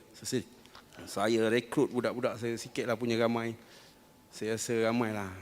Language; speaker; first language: Malay; native; Malay